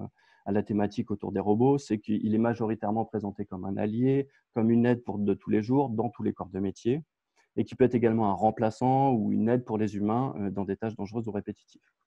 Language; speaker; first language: French; native; French